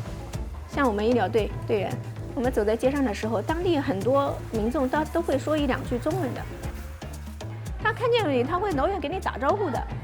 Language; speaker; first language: Chinese; native; Chinese